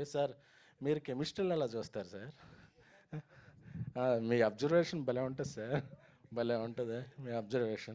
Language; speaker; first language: Telugu; native; Telugu